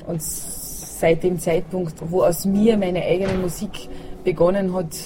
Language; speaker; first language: German; native; German